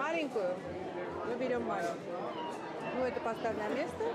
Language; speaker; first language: Russian; native; Russian